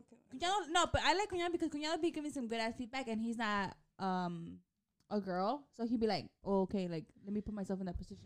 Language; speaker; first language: English; early bilingual, other home language; Spanish